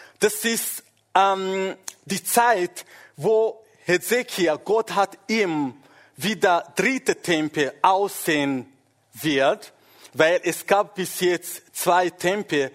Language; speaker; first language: German; non-native, fluent; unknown